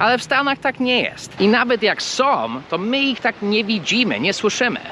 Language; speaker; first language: Polish; early bilingual, heritage; Polish